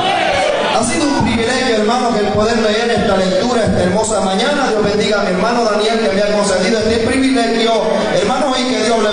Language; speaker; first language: Spanish; native; Spanish